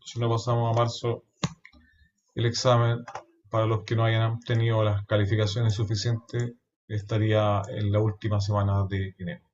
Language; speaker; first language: Spanish; native; Spanish